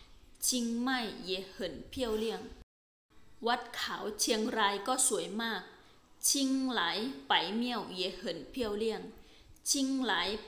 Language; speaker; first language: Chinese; non-native, fluent; Thai